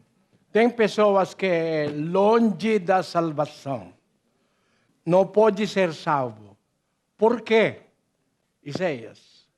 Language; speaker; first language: Portuguese; non-native, learner; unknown